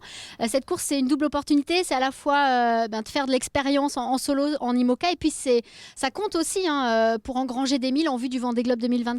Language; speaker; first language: French; native; French